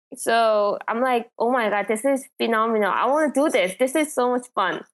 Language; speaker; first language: English; non-native, fluent; Korean